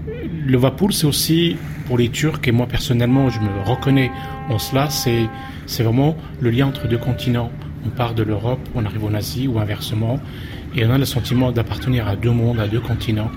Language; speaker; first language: French; non-native, fluent; Turkish